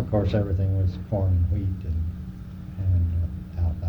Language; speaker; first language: English; native; English